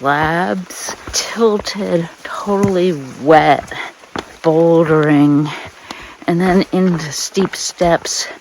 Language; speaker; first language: English; native; English